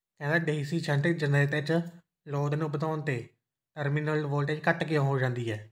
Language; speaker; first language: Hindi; non-native, local second language; Punjabi